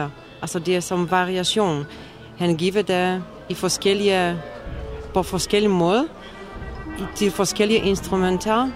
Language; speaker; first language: Danish; non-native, learner; Polish